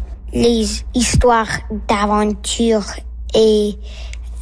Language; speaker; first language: French; early bilingual, other home language; English